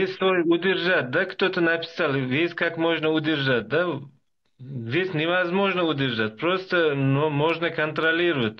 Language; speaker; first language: Russian; non-native, local second language; Uzbek